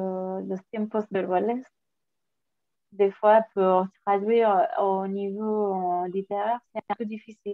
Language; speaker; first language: French; non-native, fluent; Spanish